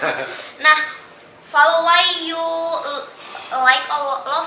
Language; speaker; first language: English; non-native, learner; Indonesian